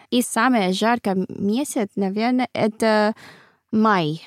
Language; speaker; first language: Russian; non-native, learner; Filipino